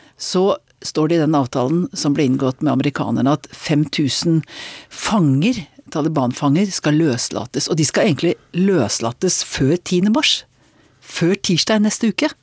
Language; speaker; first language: Norwegian; native; Norwegian